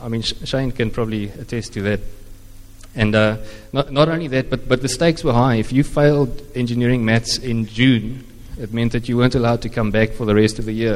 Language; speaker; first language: English; non-native, local second language; Afrikaans